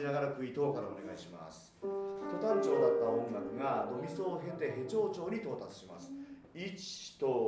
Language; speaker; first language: Japanese; native; Japanese